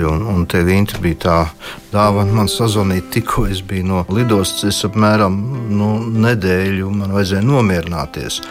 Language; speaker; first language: Latvian; early bilingual, heritage; Latvian